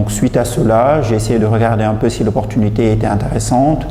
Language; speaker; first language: French; non-native, local second language; Wolof